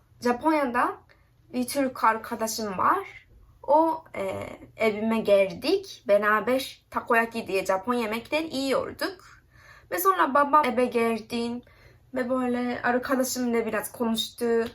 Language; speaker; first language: Turkish; non-native, learner; Japanese